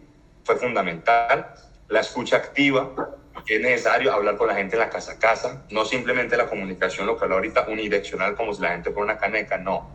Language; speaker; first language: Spanish; native; Spanish